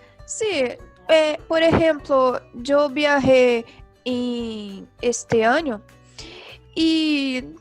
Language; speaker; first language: Spanish; non-native, learner; Portuguese